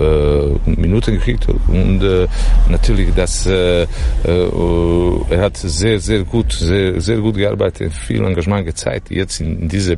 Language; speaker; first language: German; non-native, learner; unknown